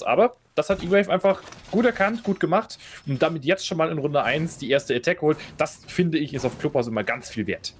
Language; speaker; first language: German; native; German